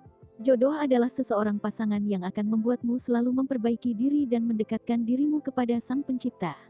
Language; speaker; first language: Indonesian; native; Indonesian